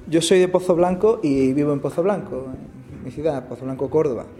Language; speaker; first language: Spanish; native; Spanish